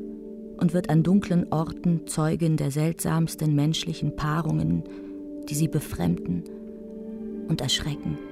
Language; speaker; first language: German; native; German